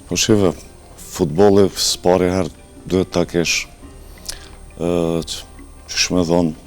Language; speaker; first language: Albanian; native; Albanian